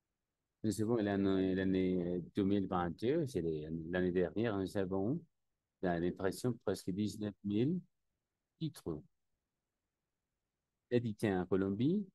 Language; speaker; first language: French; non-native, learner; Spanish